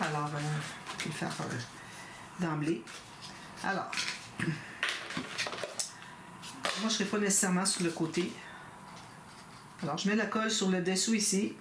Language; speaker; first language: French; native; French